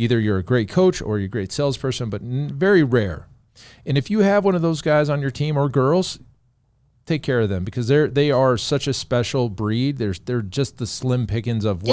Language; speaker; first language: English; native; English